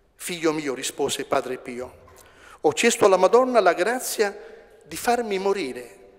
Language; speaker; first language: Italian; native; Italian